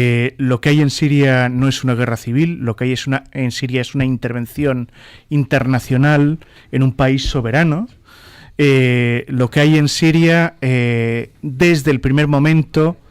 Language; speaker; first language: Spanish; native; Spanish